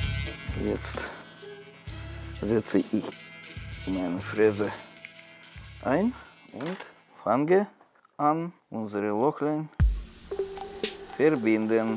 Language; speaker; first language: German; non-native, learner; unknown